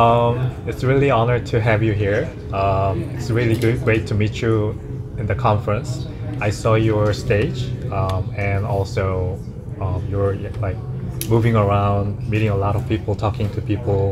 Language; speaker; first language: English; non-native, fluent; Korean